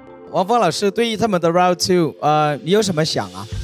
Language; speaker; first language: Vietnamese; native; Vietnamese